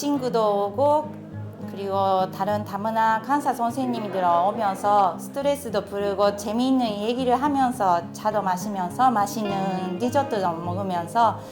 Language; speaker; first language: Korean; non-native, fluent; Japanese